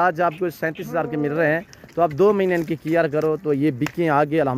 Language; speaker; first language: Hindi; non-native, local second language; Saraiki